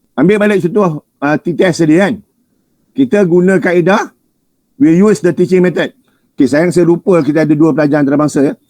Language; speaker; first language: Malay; native; Malay